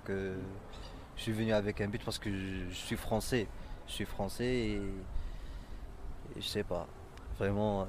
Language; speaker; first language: French; non-native, local second language; Arabic